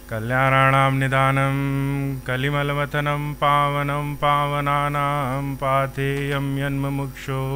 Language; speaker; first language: Hindi; native; Hindi